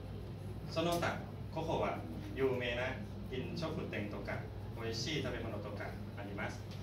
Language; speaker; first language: Japanese; non-native, learner; Thai